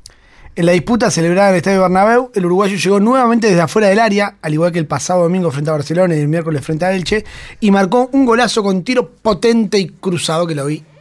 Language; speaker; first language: Spanish; native; Spanish